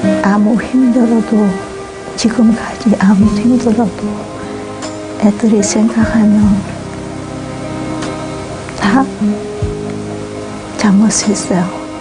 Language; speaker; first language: Korean; non-native, learner; Vietnamese